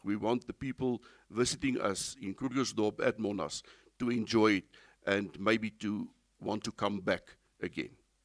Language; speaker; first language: English; non-native, local second language; Afrikaans